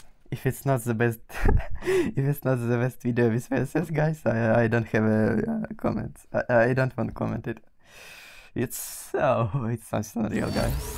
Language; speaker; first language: English; non-native, learner; Russian